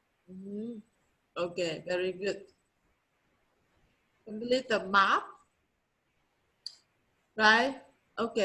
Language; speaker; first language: English; non-native, learner; Vietnamese